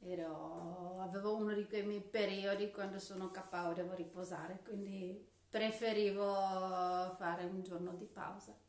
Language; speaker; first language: Italian; non-native, fluent; Czech